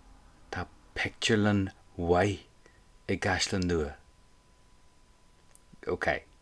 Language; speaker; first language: Irish; non-native, local second language; English